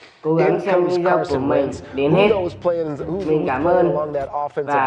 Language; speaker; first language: English; native; English